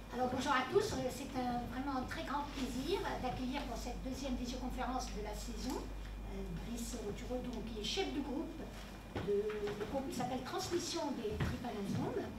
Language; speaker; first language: French; native; French